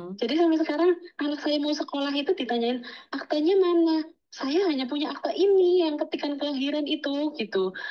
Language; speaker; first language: Indonesian; native; Indonesian